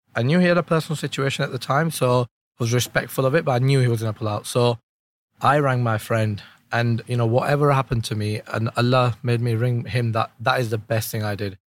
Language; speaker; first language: English; early bilingual, other home language; Urdu